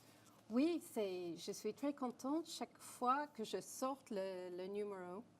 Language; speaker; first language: French; non-native, fluent; English